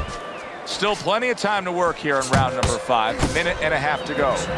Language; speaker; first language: English; native; English